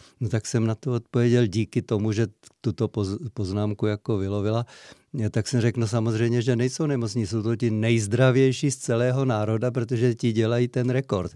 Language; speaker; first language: Czech; native; Czech